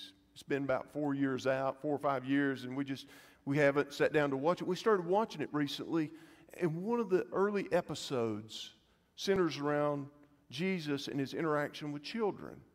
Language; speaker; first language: English; native; English